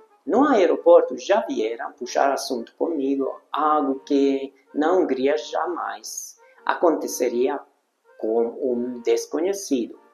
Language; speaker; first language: Portuguese; non-native, fluent; Hungarian